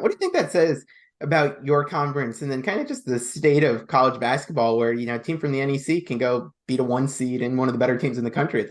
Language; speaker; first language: English; native; English